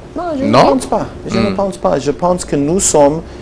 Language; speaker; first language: French; non-native, learner; Hebrew